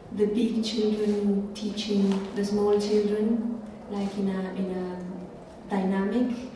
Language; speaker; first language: English; non-native, fluent; Spanish